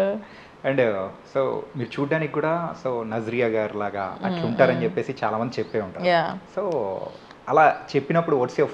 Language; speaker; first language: Telugu; native; Telugu